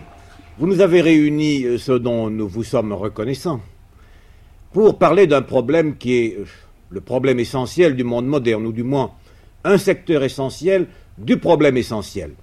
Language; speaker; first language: French; native; French